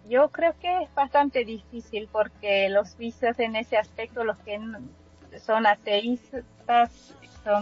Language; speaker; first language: Spanish; non-native, fluent; Swiss German